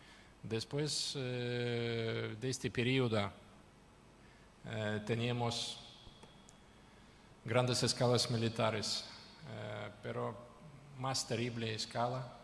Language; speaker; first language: Spanish; non-native, learner; Ukrainian